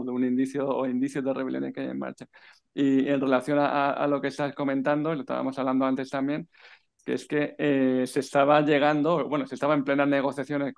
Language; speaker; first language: Spanish; native; Spanish